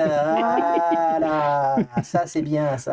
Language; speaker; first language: French; native; French